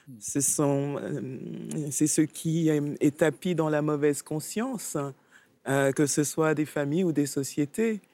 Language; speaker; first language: French; native; French